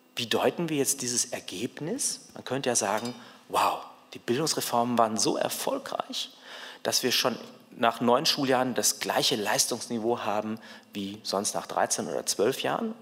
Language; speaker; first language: German; native; German